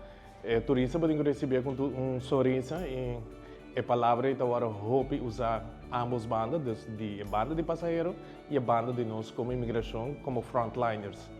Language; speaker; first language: Portuguese; non-native, learner; Papiamento